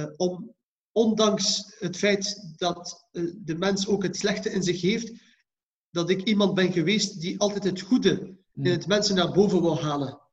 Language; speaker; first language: Dutch; early bilingual, other home language; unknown